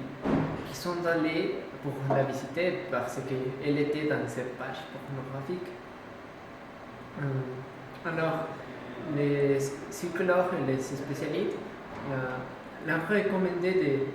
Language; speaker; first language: French; non-native, learner; Spanish